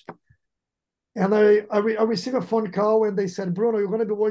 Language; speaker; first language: English; non-native, fluent; Portuguese